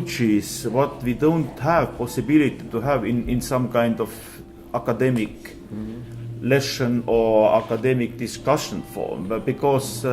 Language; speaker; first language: English; non-native, fluent; Estonian